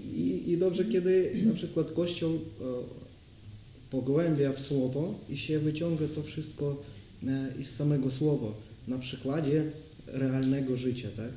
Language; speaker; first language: Polish; non-native, learner; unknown